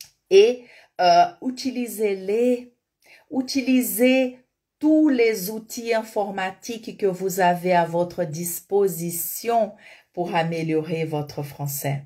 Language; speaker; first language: French; non-native, fluent; Portuguese